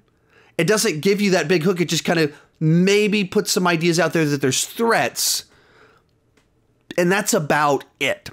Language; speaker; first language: English; native; English